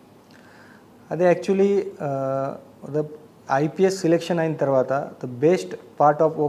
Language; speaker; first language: Telugu; non-native, fluent; Marathi